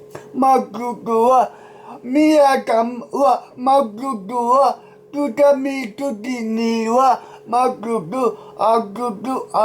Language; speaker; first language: Japanese; non-native, learner; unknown